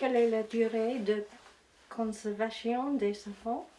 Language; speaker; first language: French; non-native, learner; English